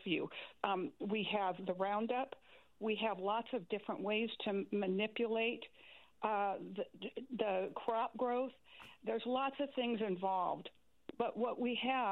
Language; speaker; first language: English; native; English